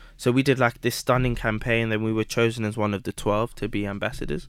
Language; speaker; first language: English; native; English